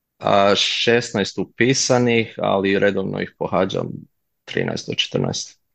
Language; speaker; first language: Croatian; early bilingual, heritage; Croatian